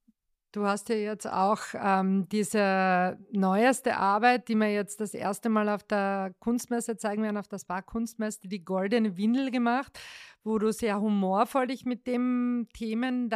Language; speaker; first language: German; native; German